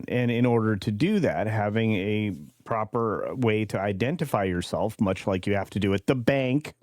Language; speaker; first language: English; native; English